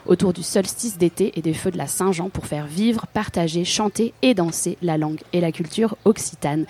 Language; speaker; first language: French; native; French